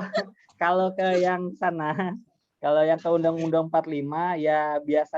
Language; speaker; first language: Indonesian; native; Indonesian